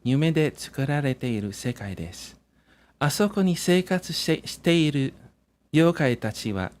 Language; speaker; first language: Japanese; non-native, fluent; English